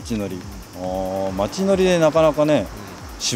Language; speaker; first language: Japanese; native; Japanese